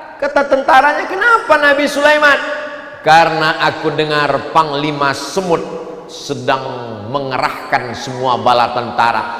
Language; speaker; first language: Indonesian; native; Indonesian